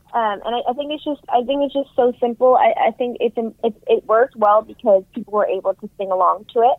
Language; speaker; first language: English; native; English